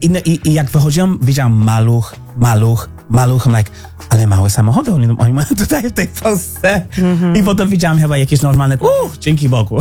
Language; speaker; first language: Polish; non-native, learner; English